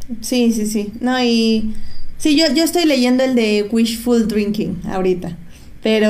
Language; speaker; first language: Spanish; native; Spanish